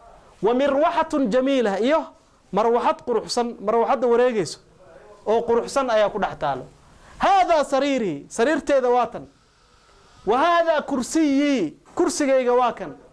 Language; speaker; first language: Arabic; non-native, local second language; Somali